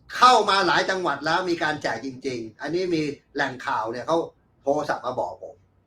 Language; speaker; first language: Thai; native; Thai